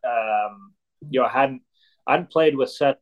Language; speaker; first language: English; native; English